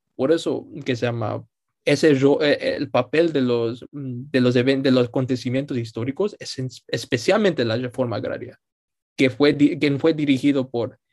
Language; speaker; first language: Spanish; early bilingual, heritage; Spanish